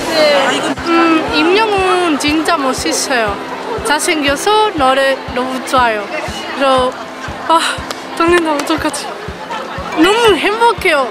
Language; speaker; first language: Korean; non-native, learner; Spanish